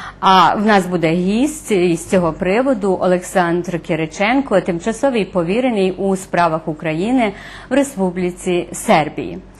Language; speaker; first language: Ukrainian; early bilingual, heritage; Ukrainian